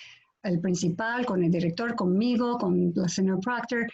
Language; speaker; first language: Spanish; non-native, fluent; English